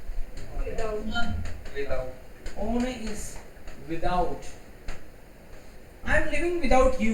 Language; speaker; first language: Hindi; native; Hindi